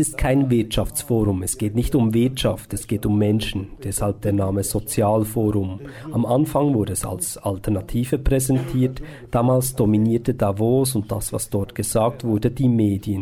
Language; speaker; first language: German; native; German